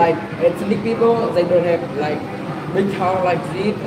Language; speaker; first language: English; non-native, learner; Vietnamese